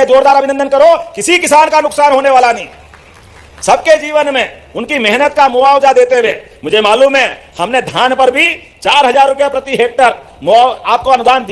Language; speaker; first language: Hindi; native; Hindi